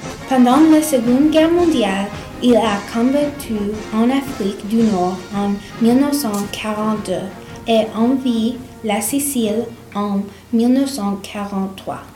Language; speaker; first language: French; non-native, learner; English